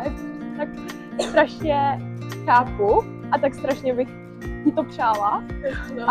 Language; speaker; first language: Czech; early bilingual, heritage; Czech